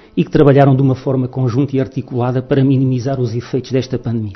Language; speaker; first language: Portuguese; native; Portuguese